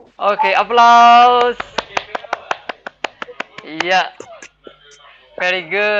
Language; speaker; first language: English; non-native, fluent; Indonesian